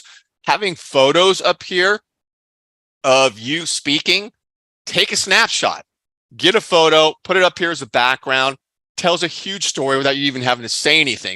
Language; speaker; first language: English; native; English